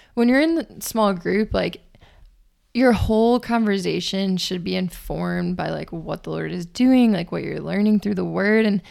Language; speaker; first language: English; native; English